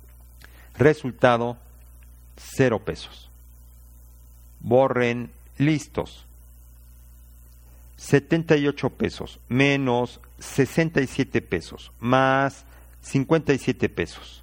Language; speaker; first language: Spanish; native; Spanish